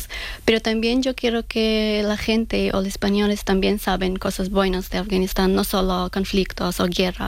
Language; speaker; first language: Spanish; non-native, learner; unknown